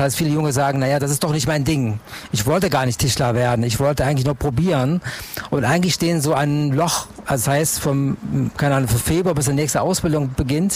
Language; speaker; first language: German; non-native, fluent; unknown